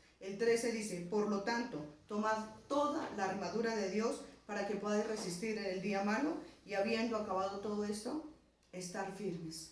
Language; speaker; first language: Spanish; native; Spanish